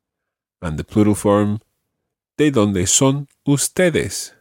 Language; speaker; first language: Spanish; non-native, fluent; English